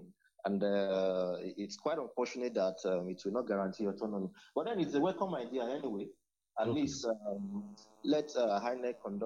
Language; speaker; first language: English; non-native, local second language; Yoruba